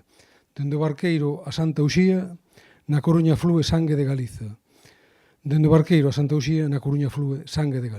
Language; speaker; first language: Spanish; native; Spanish